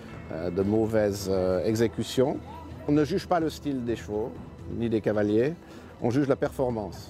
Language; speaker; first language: French; native; French